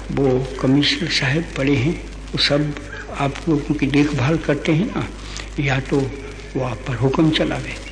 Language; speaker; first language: Hindi; non-native, local second language; Gujarati